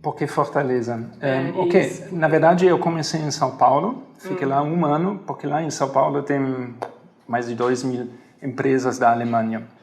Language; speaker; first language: Portuguese; non-native, fluent; German